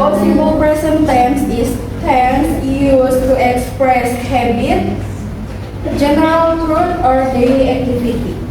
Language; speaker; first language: English; non-native, learner; Indonesian